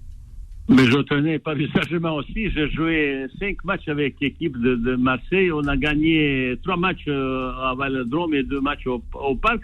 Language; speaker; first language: French; non-native, fluent; Bosnian